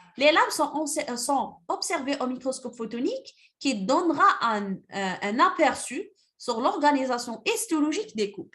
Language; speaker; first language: French; non-native, local second language; Arabic